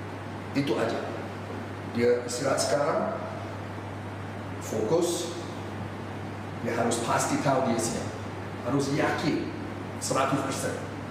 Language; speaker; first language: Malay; non-native, fluent; English